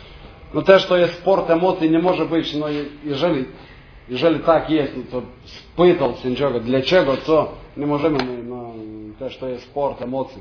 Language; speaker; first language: Polish; non-native, fluent; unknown